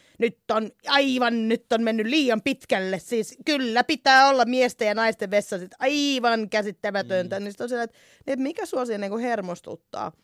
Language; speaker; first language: Finnish; native; Finnish